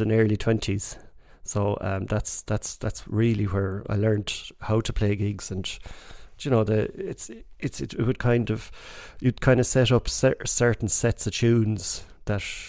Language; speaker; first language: English; native; English